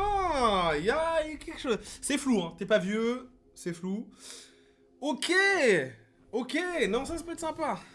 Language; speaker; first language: French; native; French